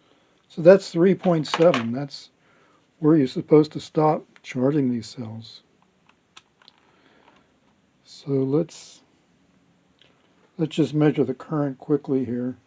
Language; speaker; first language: English; native; English